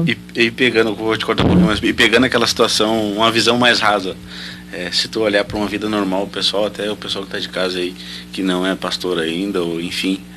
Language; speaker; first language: Portuguese; native; Portuguese